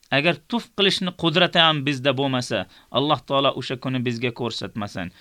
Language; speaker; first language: Uzbek; native; Uzbek